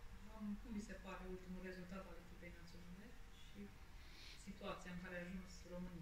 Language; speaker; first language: Romanian; native; Romanian